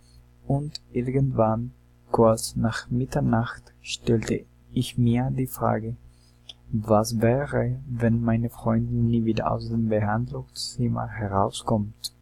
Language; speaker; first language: German; non-native, learner; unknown